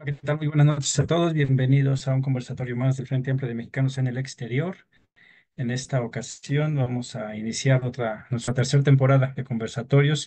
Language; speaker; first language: Spanish; native; Spanish